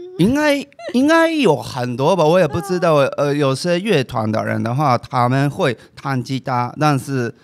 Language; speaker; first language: Chinese; non-native, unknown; Japanese